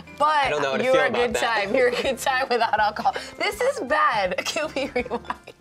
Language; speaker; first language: English; native; English